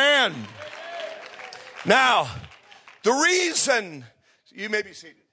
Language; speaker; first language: English; native; English